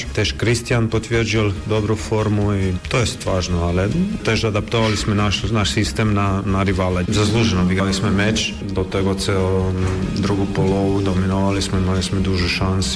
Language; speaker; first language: Polish; non-native, learner; Croatian